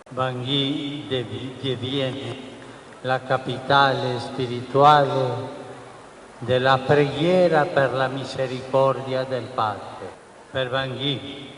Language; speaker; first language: Italian; non-native, fluent; Spanish